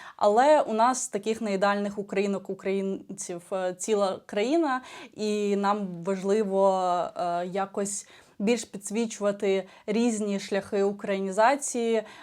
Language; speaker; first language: Ukrainian; non-native, local second language; Russian